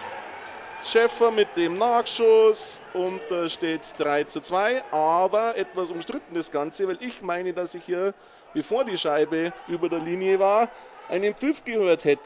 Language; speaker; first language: German; native; German